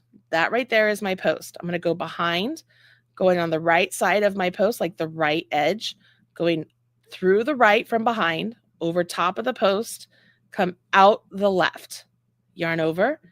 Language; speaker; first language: English; native; English